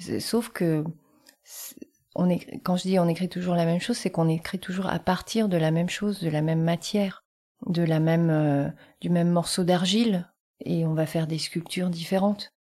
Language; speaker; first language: French; early bilingual, other home language; Vietnamese